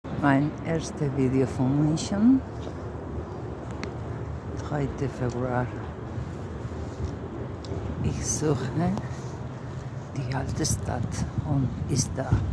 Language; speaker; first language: German; non-native, learner; Galician